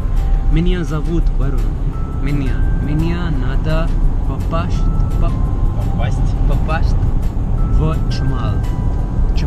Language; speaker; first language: Russian; non-native, learner; Hindi